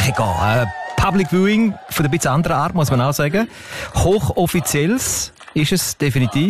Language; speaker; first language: German; native; German